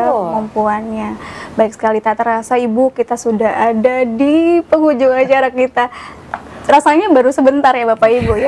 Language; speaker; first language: Indonesian; native; Indonesian